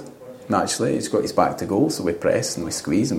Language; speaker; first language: English; native; English